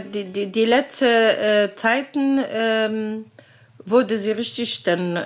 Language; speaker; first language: German; non-native, learner; Arabic